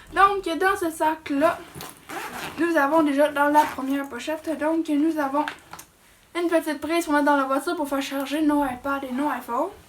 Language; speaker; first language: French; native; French